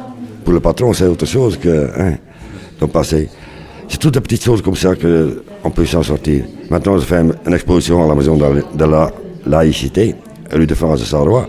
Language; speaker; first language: French; non-native, local second language; Dutch